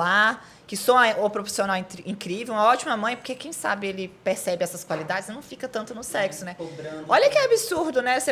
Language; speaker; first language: Portuguese; native; Portuguese